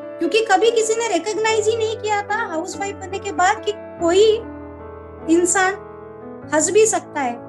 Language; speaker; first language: Hindi; non-native, local second language; Marathi